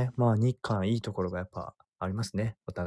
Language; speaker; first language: Japanese; native; Japanese